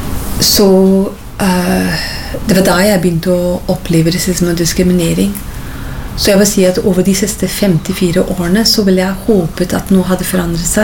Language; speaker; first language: Norwegian; non-native, fluent; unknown